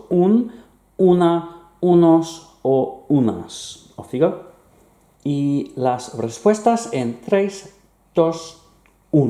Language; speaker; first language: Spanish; non-native, fluent; English